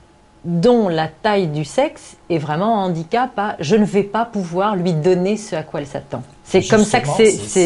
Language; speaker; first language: French; native; French